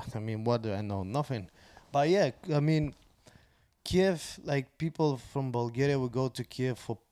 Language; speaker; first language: English; non-native, fluent; Bulgarian